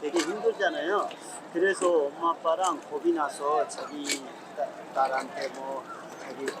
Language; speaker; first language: Korean; non-native, fluent; Hindi